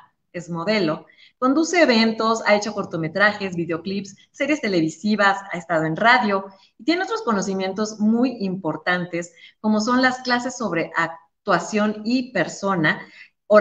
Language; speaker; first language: Spanish; native; Spanish